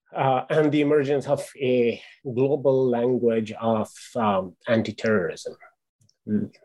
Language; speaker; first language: English; non-native, local second language; Urdu